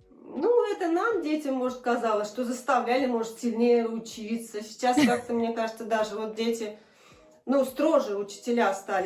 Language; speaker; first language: Russian; native; Russian